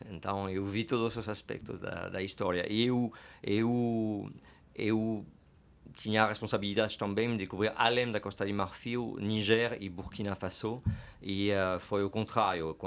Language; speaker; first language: Portuguese; non-native, fluent; French